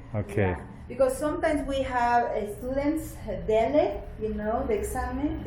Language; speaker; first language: English; non-native, learner; Spanish